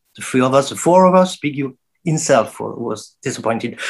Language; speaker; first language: English; non-native, fluent; French